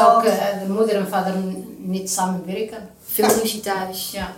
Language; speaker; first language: Dutch; non-native, learner; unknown